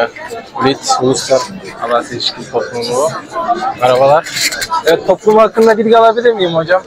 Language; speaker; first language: Turkish; non-native, fluent; Kyrgyz